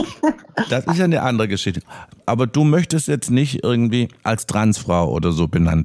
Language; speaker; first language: German; native; German